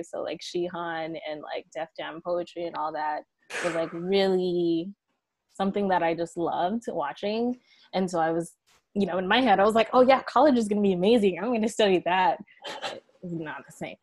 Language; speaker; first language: English; native; English